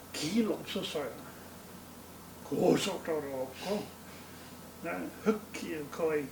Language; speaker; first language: Korean; non-native, learner; English